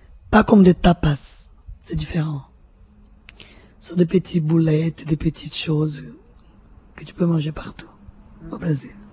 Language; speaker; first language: French; non-native, fluent; Portuguese